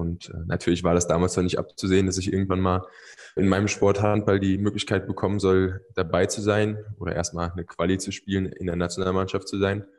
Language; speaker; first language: German; native; German